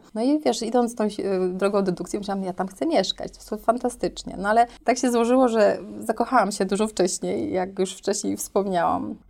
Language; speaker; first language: Polish; native; Polish